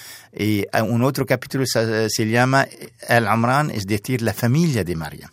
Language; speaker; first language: Spanish; non-native, fluent; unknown